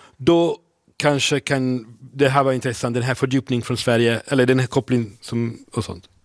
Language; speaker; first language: Swedish; non-native, fluent; Italian